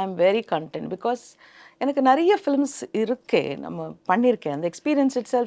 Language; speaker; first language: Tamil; non-native, local second language; Telugu